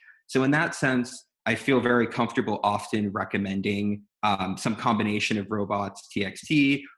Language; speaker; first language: English; native; English